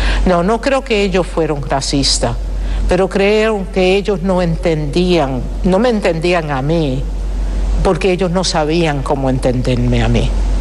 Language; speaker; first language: Spanish; early bilingual, heritage; Spanish